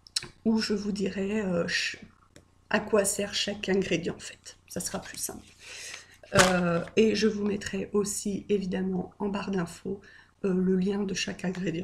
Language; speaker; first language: French; native; French